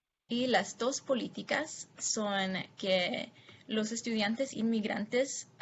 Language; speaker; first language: Spanish; non-native, fluent; English